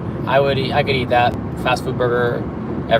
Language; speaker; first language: English; native; English